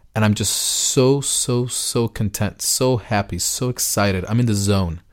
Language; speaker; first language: English; early bilingual, other home language; Spanish